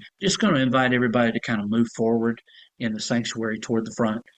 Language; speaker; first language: English; native; English